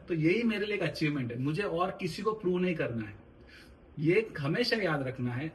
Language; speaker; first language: Hindi; non-native, local second language; Marathi